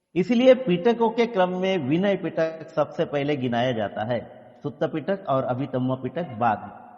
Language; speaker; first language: Hindi; non-native, local second language; Marathi